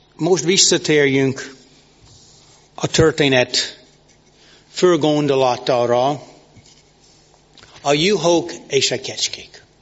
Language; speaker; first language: Hungarian; non-native, learner; English